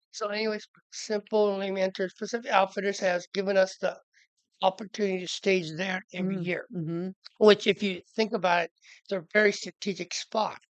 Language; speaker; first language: English; native; English